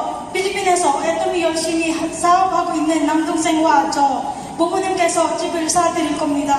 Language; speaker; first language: Korean; non-native, learner; Filipino